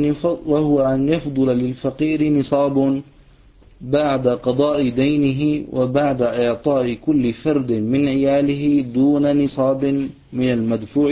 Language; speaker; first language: Arabic; native; Arabic